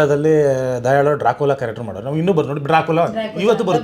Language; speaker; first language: Kannada; native; Kannada